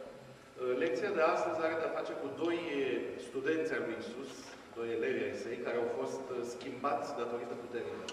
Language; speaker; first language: Romanian; native; Romanian